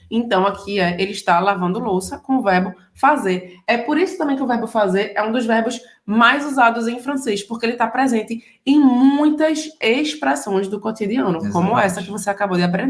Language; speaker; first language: Portuguese; native; Portuguese